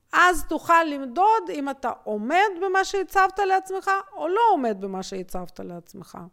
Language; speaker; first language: Hebrew; native; Hebrew